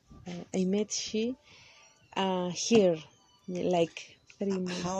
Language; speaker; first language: English; non-native, learner; Kaqchikel